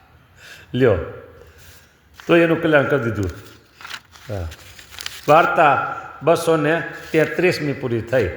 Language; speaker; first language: Gujarati; native; Gujarati